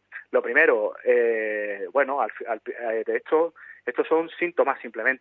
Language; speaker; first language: Spanish; native; Spanish